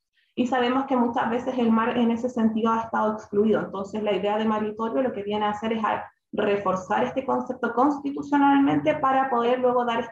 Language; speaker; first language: Spanish; native; Spanish